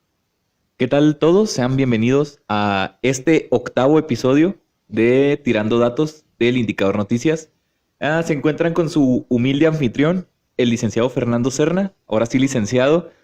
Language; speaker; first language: Spanish; native; Spanish